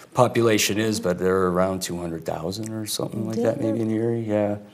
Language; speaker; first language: English; native; English